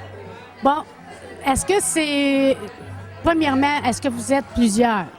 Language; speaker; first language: French; native; French